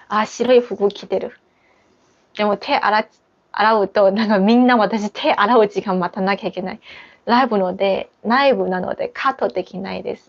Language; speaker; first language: Japanese; non-native, fluent; Chinese